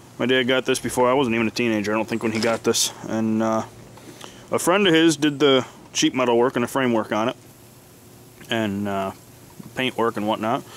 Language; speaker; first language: English; native; English